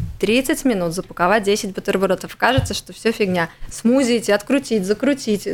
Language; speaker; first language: Russian; native; Russian